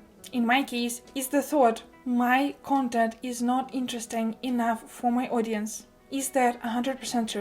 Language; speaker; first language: English; non-native, fluent; Russian